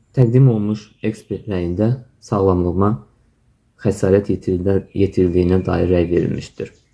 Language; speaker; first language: Azerbaijani; native; Azerbaijani